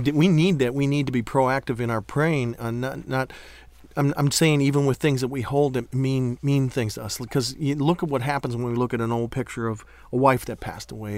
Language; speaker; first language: English; native; English